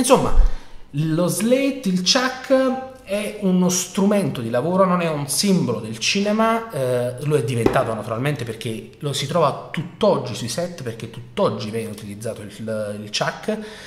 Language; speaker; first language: Italian; native; Italian